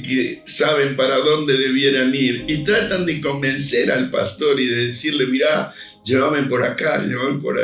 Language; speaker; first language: Spanish; native; Spanish